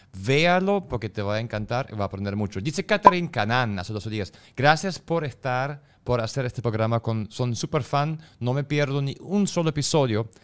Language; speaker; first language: Spanish; non-native, fluent; German